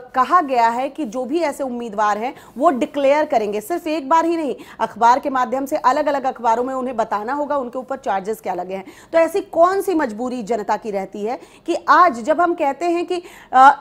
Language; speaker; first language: Hindi; native; Hindi